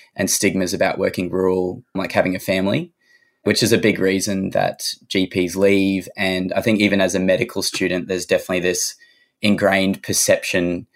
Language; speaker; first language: English; native; English